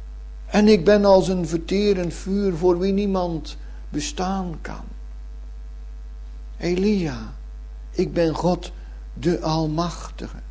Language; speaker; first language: Dutch; native; Dutch